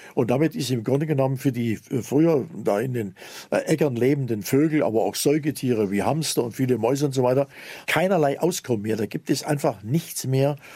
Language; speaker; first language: German; native; German